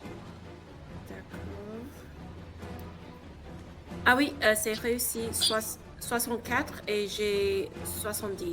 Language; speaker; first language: French; non-native, learner; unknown